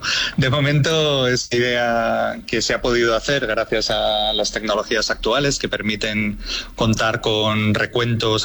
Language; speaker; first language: Spanish; native; Spanish